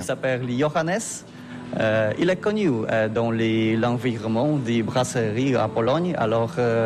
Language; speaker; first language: French; non-native, learner; Polish